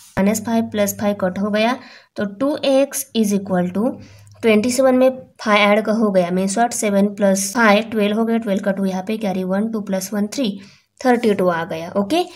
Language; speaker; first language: Hindi; non-native, local second language; Marathi